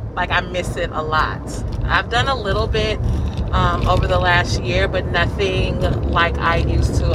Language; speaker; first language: English; native; English